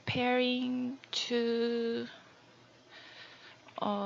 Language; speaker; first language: English; non-native, learner; Korean